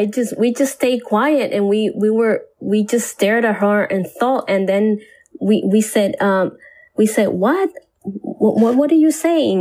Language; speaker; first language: English; early bilingual, other home language; Spanish